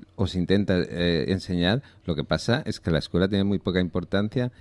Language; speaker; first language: Spanish; non-native, local second language; Catalan